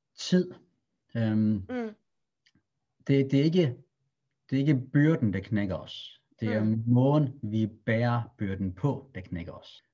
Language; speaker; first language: Danish; early bilingual, other home language; Arabic